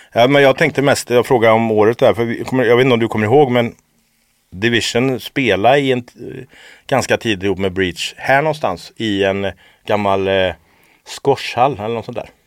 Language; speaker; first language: Swedish; native; Swedish